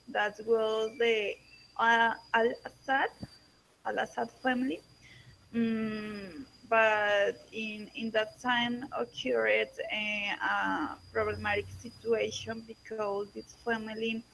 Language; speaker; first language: English; non-native, learner; Spanish